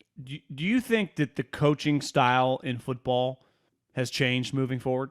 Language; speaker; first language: English; native; English